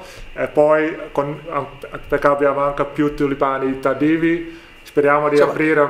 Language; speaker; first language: Italian; non-native, learner; Dutch